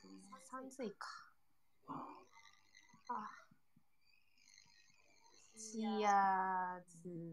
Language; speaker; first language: Japanese; native; Japanese